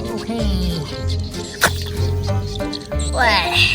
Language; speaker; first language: English; non-native, learner; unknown